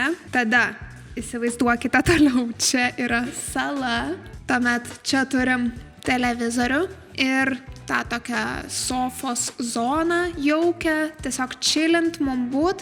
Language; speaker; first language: Lithuanian; native; Lithuanian